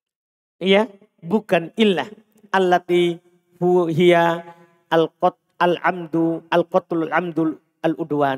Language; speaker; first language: Arabic; non-native, fluent; Indonesian